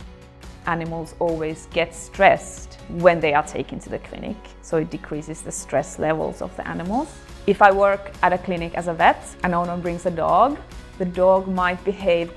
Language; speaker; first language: English; non-native, fluent; Finnish